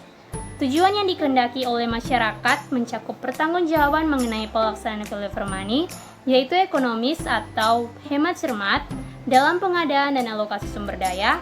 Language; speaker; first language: Indonesian; native; Indonesian